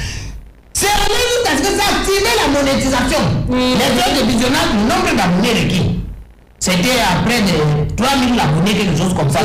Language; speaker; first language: French; native; French